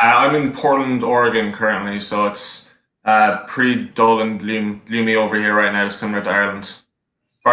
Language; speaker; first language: English; native; English